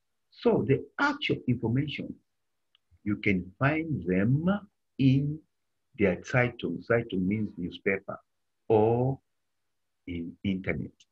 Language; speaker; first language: English; non-native, local second language; Bemba